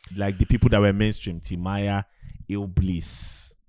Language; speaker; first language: English; non-native, local second language; Igbo